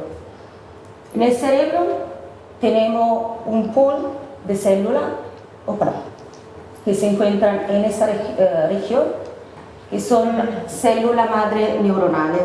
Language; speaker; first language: Spanish; non-native, fluent; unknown